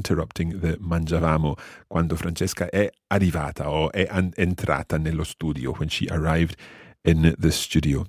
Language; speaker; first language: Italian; non-native, fluent; English